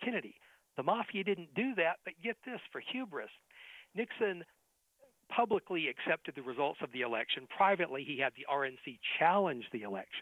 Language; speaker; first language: English; native; English